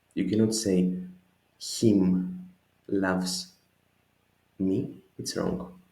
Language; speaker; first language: English; non-native, fluent; Greek